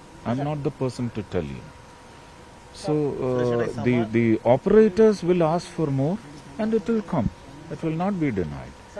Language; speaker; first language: English; non-native, local second language; Malayalam